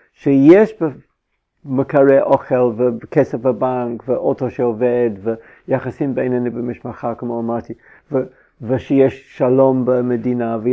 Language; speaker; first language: Hebrew; non-native, fluent; English